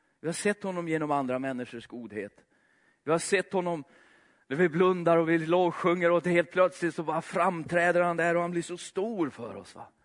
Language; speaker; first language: Swedish; native; Swedish